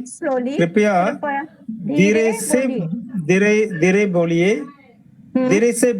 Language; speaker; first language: Hindi; non-native, learner; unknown